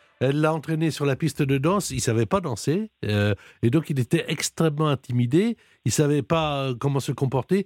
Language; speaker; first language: French; native; French